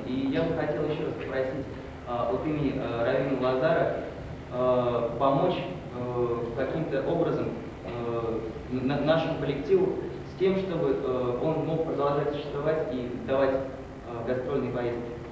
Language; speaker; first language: Russian; native; Russian